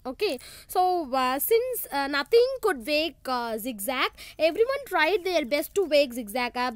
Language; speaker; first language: English; non-native, local second language; Tamil